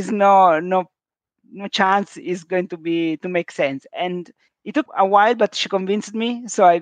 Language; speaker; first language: English; non-native, fluent; Italian